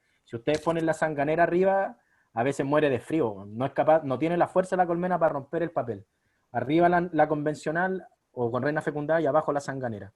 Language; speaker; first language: Spanish; native; Spanish